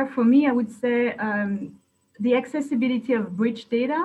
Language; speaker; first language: English; non-native, fluent; French